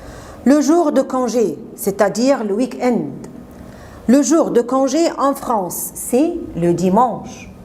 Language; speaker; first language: French; non-native, fluent; Arabic